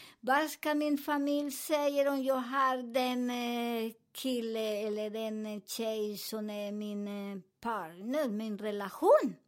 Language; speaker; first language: Swedish; non-native, fluent; Spanish